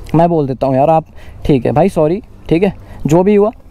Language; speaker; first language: Hindi; native; Hindi